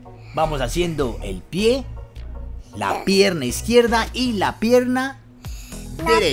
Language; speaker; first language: Spanish; native; Spanish